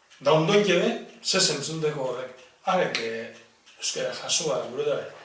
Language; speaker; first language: Basque; native; Basque